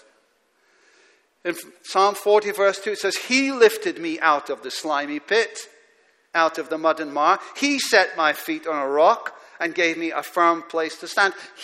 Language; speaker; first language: English; native; English